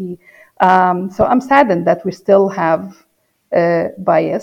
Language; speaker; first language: English; non-native, fluent; Arabic